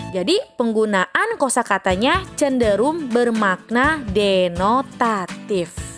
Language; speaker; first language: Indonesian; native; Indonesian